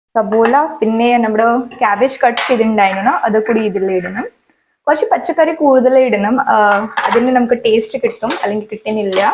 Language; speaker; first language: Malayalam; native; Malayalam